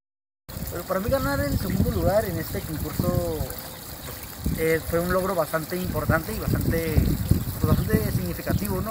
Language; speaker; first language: Spanish; native; Spanish